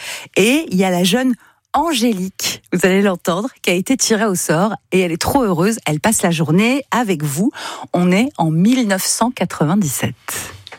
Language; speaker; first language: French; native; French